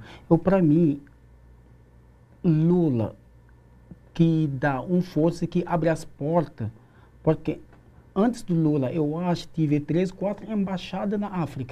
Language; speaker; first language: Portuguese; non-native, learner; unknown